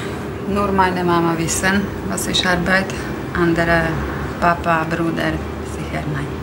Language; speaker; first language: German; non-native, learner; Slovak